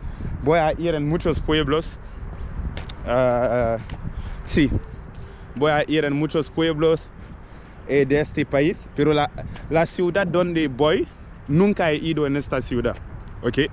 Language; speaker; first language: Spanish; non-native, learner; French